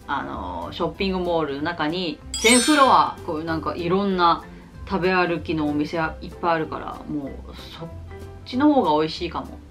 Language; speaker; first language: Japanese; non-native, fluent; Cantonese